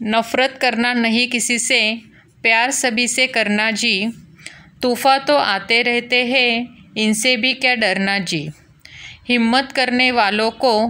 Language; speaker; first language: Hindi; non-native, local second language; Marathi